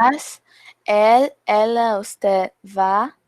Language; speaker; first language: Spanish; non-native, learner; Portuguese